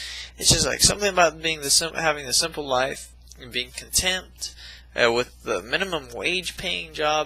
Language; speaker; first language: English; native; English